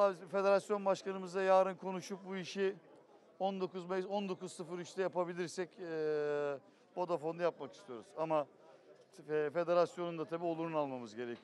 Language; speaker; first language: Turkish; native; Turkish